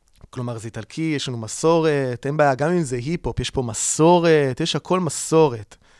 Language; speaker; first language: Hebrew; non-native, fluent; Italian